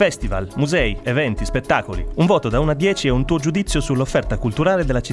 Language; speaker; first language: Italian; native; Italian